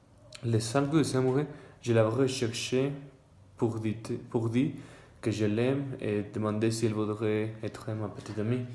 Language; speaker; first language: French; non-native, learner; Spanish